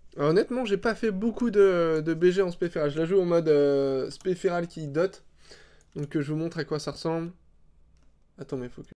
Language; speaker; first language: French; native; French